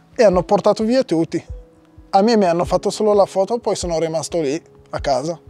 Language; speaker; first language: Italian; non-native, fluent; Arabic